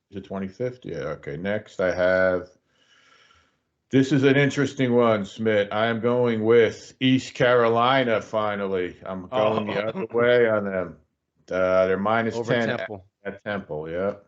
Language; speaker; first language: English; native; English